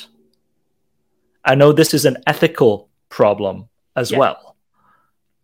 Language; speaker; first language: English; non-native, local second language; Cantonese